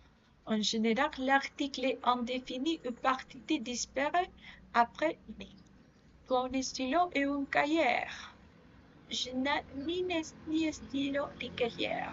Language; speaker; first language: French; non-native, learner; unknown